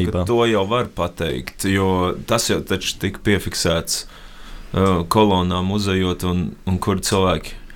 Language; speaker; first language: Latvian; native; Latvian